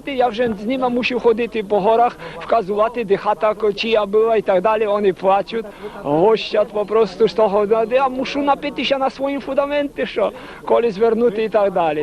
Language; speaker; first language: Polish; non-native, local second language; Rusyn